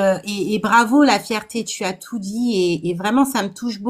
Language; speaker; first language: French; native; French